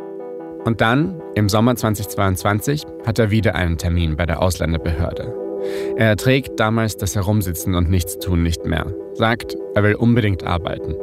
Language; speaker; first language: German; native; German